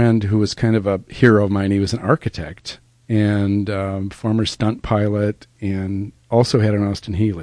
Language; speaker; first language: English; native; English